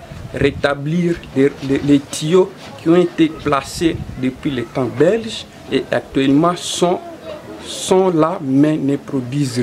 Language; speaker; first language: French; non-native, local second language; Swahili